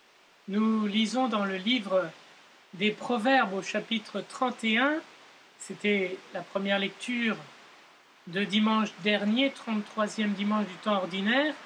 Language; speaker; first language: French; native; French